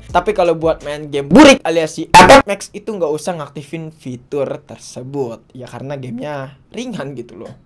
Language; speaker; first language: Indonesian; native; Indonesian